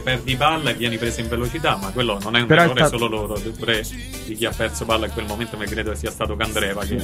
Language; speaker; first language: Italian; native; Italian